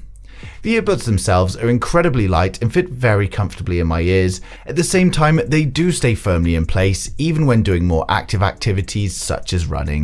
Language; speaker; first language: English; native; English